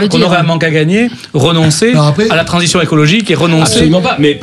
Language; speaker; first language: French; native; French